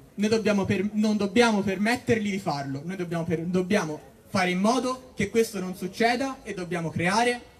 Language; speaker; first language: Italian; native; Italian